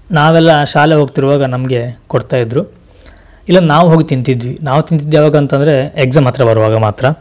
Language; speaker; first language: Kannada; non-native, local second language; Tulu